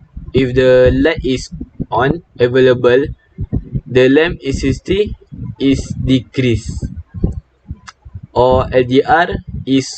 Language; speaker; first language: English; non-native, local second language; Malay